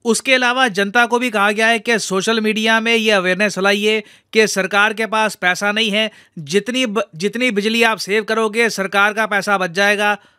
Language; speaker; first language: Hindi; native; Hindi